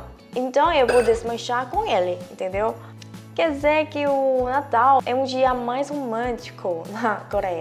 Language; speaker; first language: Portuguese; non-native, fluent; Korean